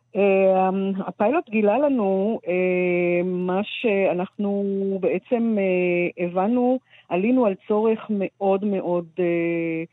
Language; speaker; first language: Hebrew; native; Hebrew